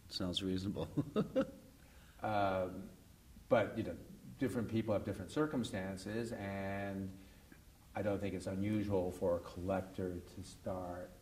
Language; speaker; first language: English; native; English